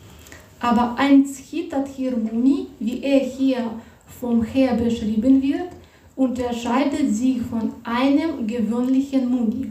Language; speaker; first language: German; non-native, fluent; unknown